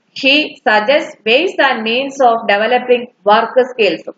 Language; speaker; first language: English; non-native, local second language; Malayalam